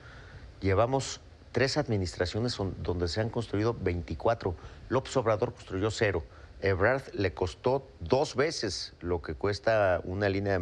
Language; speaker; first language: Spanish; native; Spanish